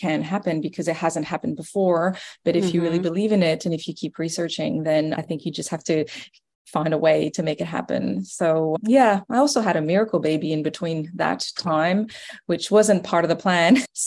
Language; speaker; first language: English; non-native, fluent; French